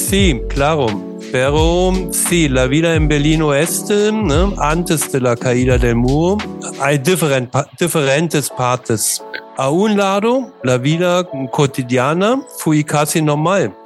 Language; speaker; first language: Spanish; non-native, learner; German